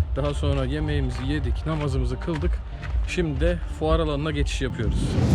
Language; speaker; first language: Turkish; native; Turkish